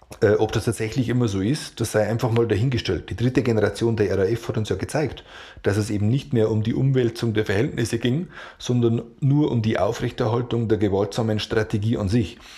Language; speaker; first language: German; native; German